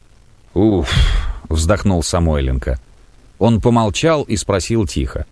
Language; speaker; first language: Russian; native; Russian